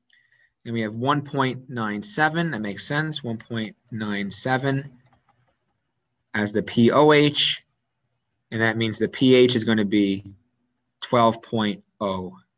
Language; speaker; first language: English; native; English